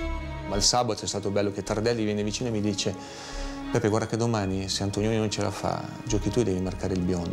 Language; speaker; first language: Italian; native; Italian